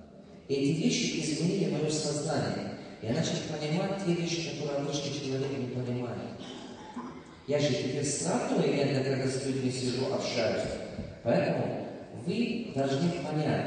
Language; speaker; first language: Russian; non-native, local second language; Tajik